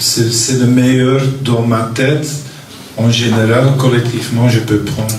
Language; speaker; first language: French; non-native, local second language; Dutch